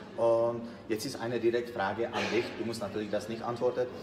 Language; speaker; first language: German; non-native, learner; Czech